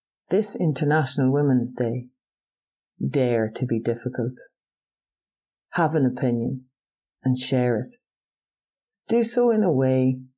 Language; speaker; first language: English; native; English